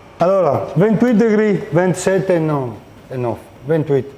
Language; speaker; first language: French; non-native, learner; Italian